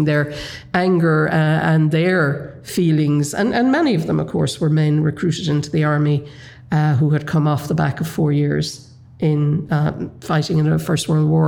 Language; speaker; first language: English; native; English